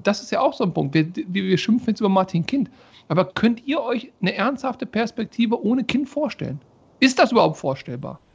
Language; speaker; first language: German; native; German